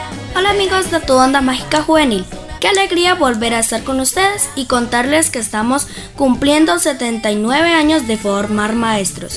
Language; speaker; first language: Spanish; native; Spanish